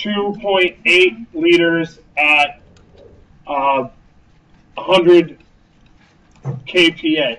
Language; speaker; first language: English; native; English